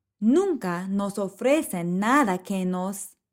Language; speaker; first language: Spanish; non-native, fluent; English